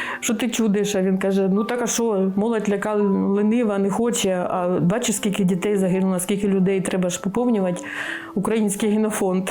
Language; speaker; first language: Ukrainian; non-native, local second language; Russian